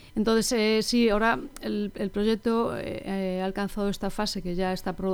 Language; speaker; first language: Spanish; native; Spanish